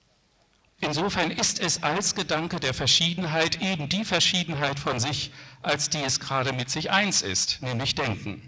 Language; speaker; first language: German; native; German